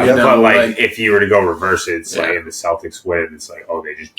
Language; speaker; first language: English; native; English